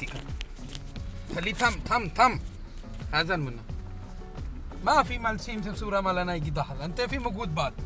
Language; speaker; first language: Arabic; non-native, learner; Hindi